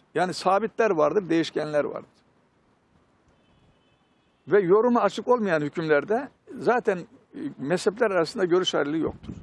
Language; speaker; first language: Turkish; native; Turkish